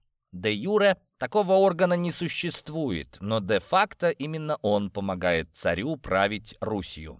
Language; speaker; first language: Russian; native; Russian